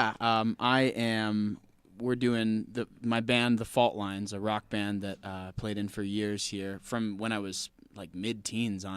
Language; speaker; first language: English; native; English